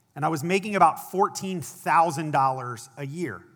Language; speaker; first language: English; native; English